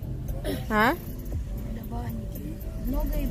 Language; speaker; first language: Russian; early bilingual, heritage; Russian